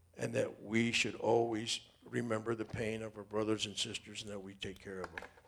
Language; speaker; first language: English; native; English